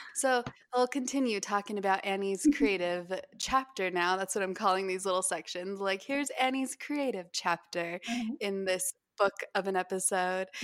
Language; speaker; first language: English; native; English